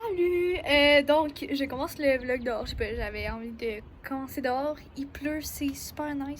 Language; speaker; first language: French; native; French